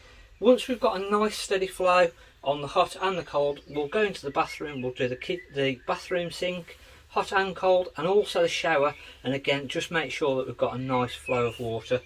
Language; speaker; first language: English; native; English